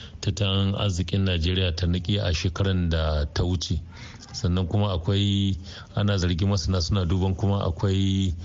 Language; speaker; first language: Hausa; native; Hausa